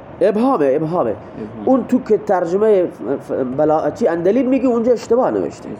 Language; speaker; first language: Persian; non-native, local second language; Baluchi